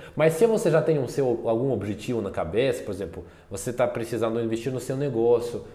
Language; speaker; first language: Portuguese; non-native, fluent; English